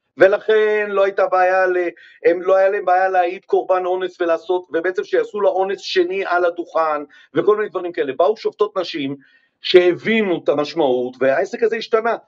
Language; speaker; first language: Hebrew; native; Hebrew